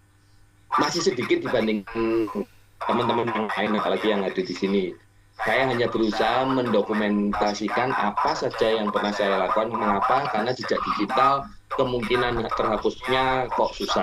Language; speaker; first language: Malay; non-native, local second language; Javanese